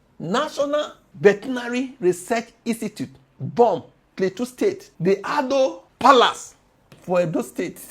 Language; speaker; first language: Nigerian Pidgin; native; Nigerian Pidgin